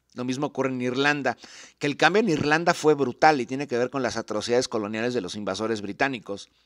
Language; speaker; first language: Spanish; native; Spanish